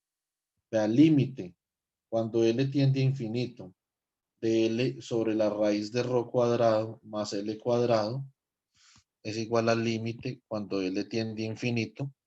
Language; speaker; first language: Spanish; native; Spanish